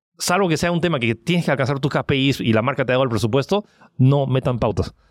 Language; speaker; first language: Spanish; early bilingual, other home language; French